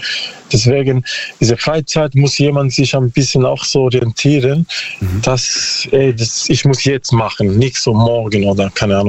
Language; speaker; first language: German; non-native, learner; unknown